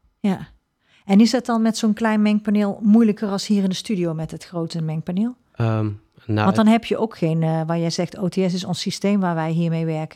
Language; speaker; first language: Dutch; native; Dutch